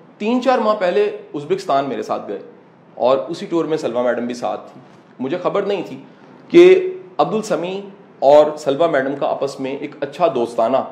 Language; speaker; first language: Urdu; non-native, local second language; Punjabi